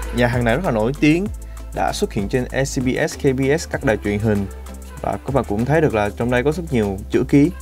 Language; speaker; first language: Vietnamese; non-native, fluent; Korean